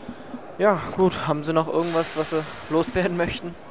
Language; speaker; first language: German; native; German